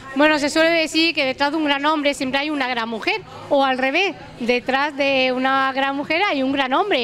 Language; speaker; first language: Spanish; native; Spanish